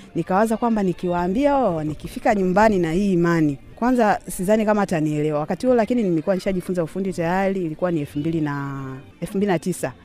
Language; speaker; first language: Swahili; native; Swahili